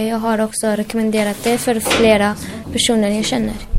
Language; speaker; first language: Swedish; early bilingual, other home language; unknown